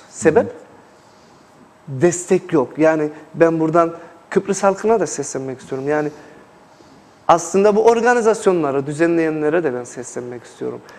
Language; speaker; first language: Turkish; native; Turkish